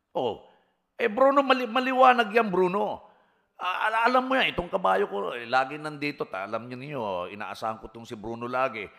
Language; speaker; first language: Filipino; native; Filipino